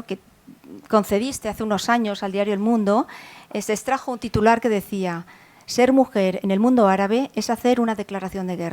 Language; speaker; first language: Spanish; native; Spanish